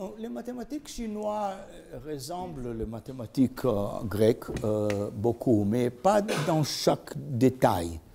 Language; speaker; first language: French; non-native, learner; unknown